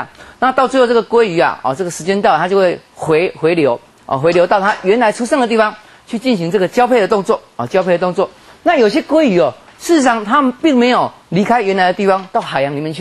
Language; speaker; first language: Chinese; native; Chinese